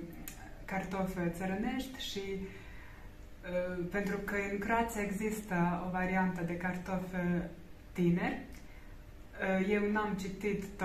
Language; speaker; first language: Romanian; non-native, learner; Croatian